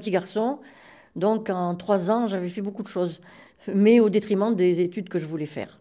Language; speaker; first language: French; native; French